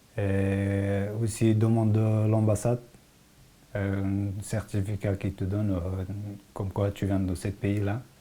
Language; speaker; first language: French; non-native, fluent; Persian